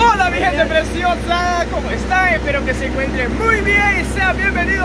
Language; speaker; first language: Spanish; native; Spanish